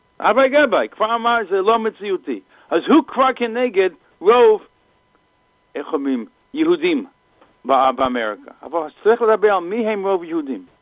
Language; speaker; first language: Hebrew; non-native, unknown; English